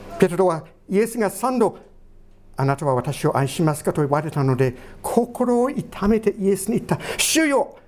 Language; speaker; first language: Japanese; non-native, fluent; English